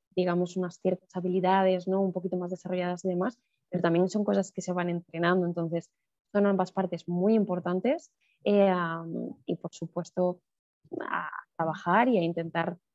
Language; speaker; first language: Spanish; native; Spanish